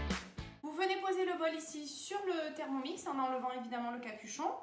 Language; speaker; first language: French; native; French